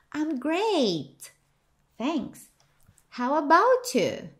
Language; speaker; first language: English; non-native, fluent; Portuguese